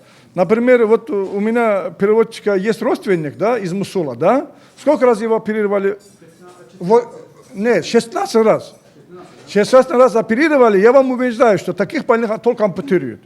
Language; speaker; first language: Russian; native; Russian